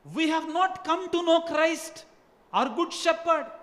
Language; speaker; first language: English; non-native, local second language; Telugu